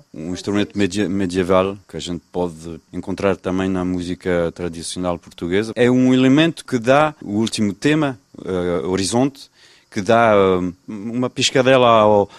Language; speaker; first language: Portuguese; early bilingual, other home language; French